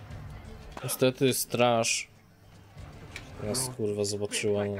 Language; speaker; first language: Polish; native; Polish